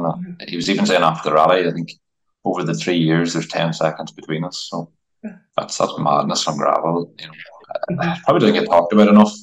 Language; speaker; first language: English; native; English